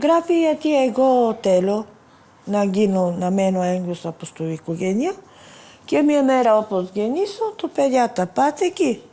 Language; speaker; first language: Greek; non-native, learner; Bulgarian